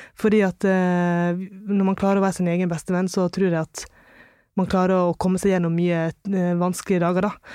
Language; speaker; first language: Norwegian; native; Norwegian